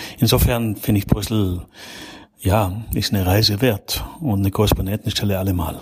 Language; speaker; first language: German; native; German